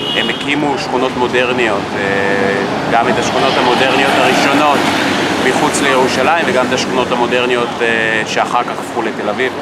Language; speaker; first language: Hebrew; native; Hebrew